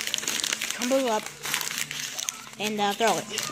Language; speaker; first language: English; native; English